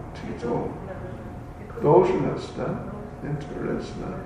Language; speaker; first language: Russian; non-native, learner; English